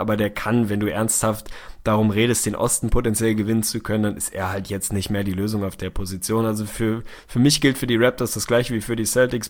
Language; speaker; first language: German; native; German